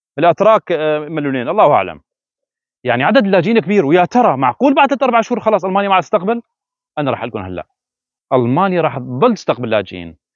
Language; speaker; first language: Arabic; native; Arabic